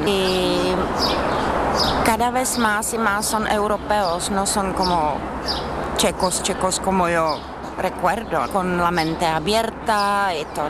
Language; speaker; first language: Spanish; non-native, learner; Czech